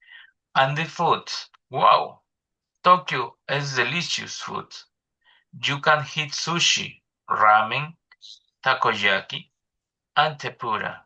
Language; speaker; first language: English; non-native, learner; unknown